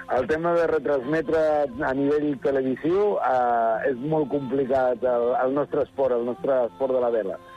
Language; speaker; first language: Catalan; early bilingual, other home language; Spanish